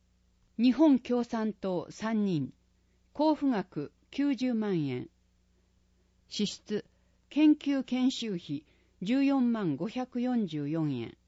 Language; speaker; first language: Japanese; native; Japanese